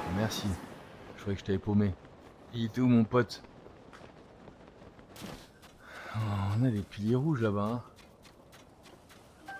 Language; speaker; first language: French; native; French